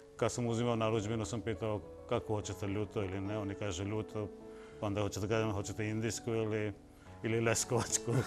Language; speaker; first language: Croatian; non-native, fluent; Bangla